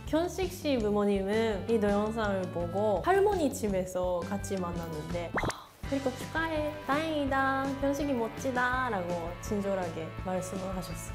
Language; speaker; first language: Korean; non-native, learner; Japanese